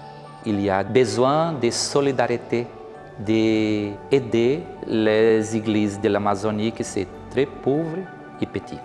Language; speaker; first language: French; non-native, learner; Portuguese